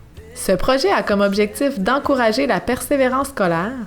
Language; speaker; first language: French; native; French